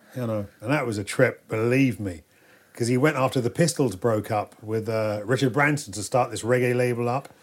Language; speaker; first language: English; native; English